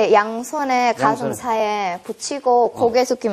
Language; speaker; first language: Korean; non-native, learner; Thai